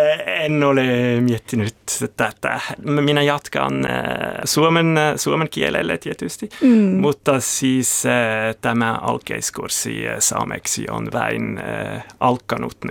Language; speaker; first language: Finnish; non-native, learner; German